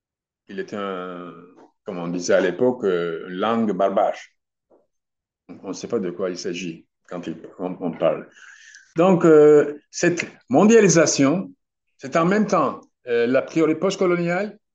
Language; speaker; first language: French; non-native, fluent; Turkish